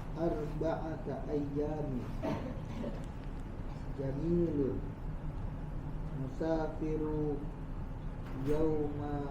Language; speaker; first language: Arabic; non-native, learner; Indonesian